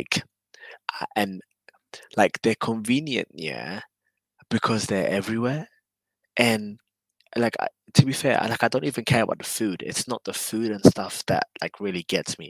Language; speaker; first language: English; native; English